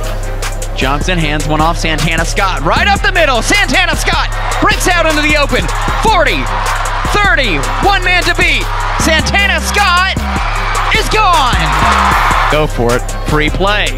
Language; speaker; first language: English; native; English